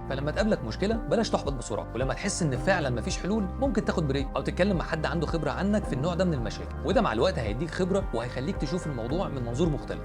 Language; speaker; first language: Arabic; native; Arabic